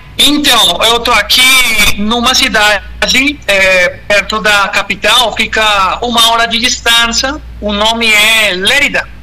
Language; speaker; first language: Portuguese; non-native, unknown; Spanish